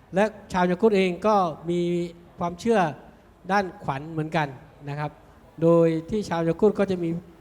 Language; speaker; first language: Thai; non-native, local second language; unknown